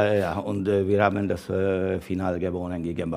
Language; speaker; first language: German; non-native, learner; Hungarian